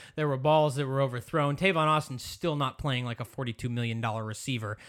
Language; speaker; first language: English; native; English